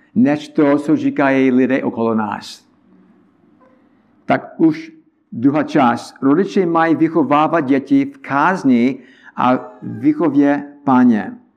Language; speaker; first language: Czech; non-native, learner; English